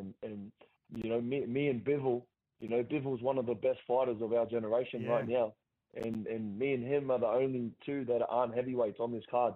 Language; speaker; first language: English; native; English